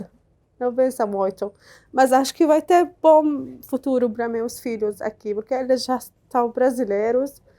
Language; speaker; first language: Portuguese; non-native, learner; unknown